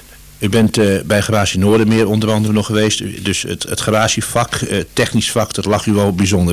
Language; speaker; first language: Dutch; native; Dutch